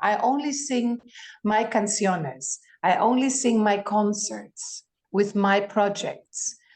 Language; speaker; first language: English; non-native, fluent; Greek